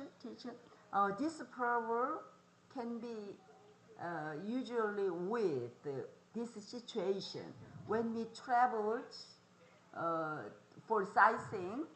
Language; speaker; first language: English; non-native, fluent; Korean